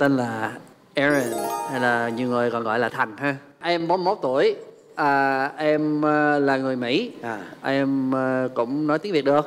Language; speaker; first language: Vietnamese; non-native, fluent; English